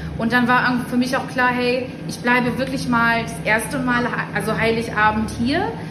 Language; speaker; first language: German; native; German